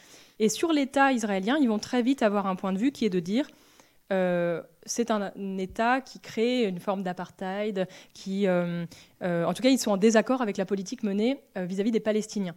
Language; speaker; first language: French; native; French